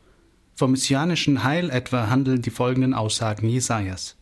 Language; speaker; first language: German; native; German